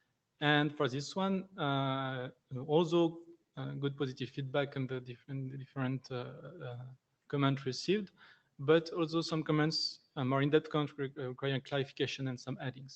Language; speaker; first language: English; non-native, fluent; French